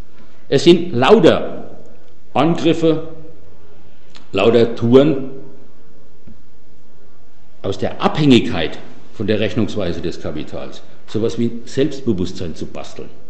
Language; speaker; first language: German; native; German